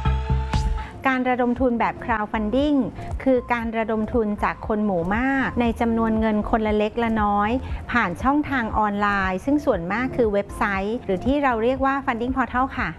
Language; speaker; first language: Thai; native; Thai